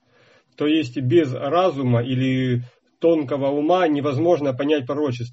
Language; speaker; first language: Russian; native; Russian